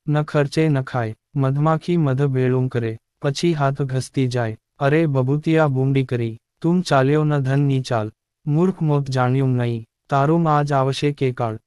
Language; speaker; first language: Gujarati; native; Gujarati